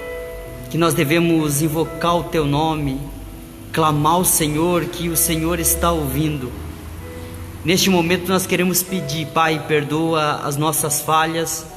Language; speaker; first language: Portuguese; native; Portuguese